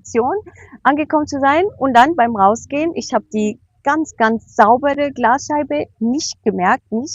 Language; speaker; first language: German; non-native, fluent; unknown